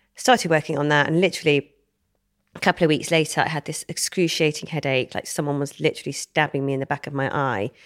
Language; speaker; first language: English; native; English